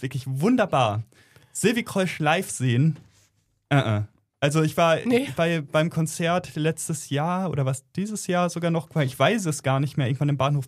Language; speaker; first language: German; native; German